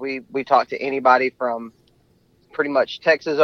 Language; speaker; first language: English; native; English